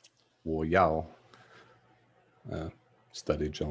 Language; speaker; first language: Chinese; non-native, learner; English